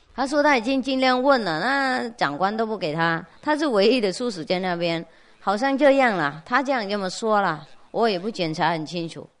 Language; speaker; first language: Chinese; non-native, fluent; Vietnamese